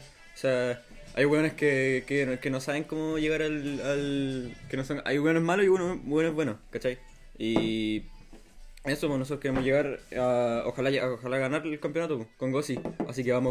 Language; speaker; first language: Spanish; native; Spanish